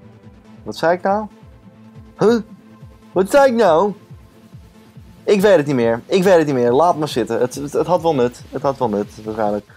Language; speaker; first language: Dutch; native; Dutch